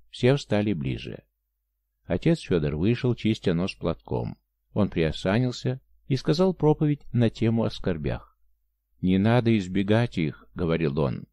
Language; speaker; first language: Russian; native; Russian